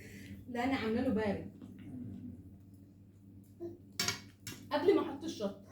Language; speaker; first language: Arabic; native; Arabic